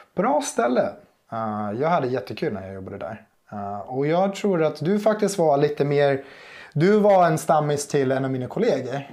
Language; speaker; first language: Swedish; non-native, fluent; English